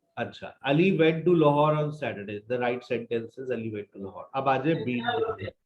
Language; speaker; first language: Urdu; native; Urdu